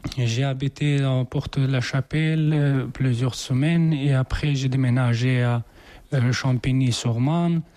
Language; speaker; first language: French; non-native, learner; Persian